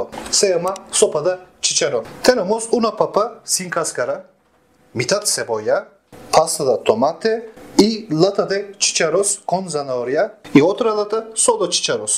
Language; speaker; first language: Spanish; non-native, learner; Turkish